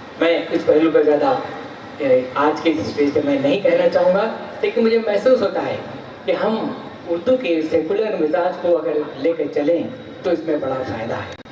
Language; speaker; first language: Urdu; native; Urdu